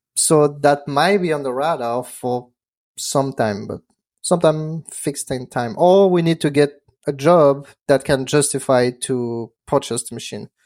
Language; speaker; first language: English; non-native, fluent; French